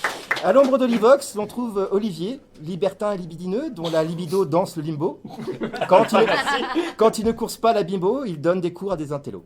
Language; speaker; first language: French; native; French